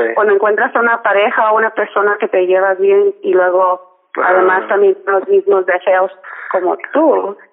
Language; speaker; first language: Spanish; early bilingual, heritage; Spanish